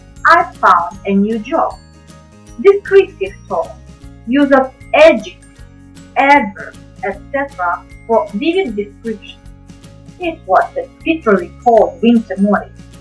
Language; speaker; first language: English; non-native, fluent; Ukrainian